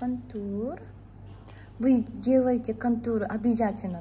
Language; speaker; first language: Russian; non-native, fluent; Korean